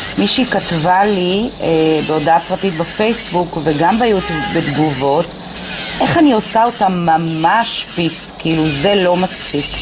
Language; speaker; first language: Hebrew; native; Hebrew